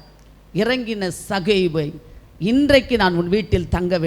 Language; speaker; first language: Tamil; native; Tamil